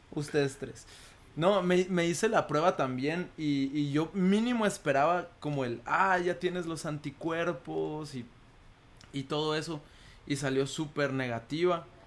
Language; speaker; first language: Spanish; early bilingual, heritage; Spanish